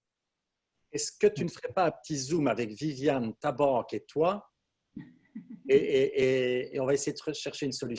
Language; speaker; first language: French; native; French